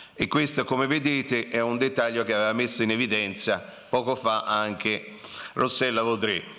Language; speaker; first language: Italian; native; Italian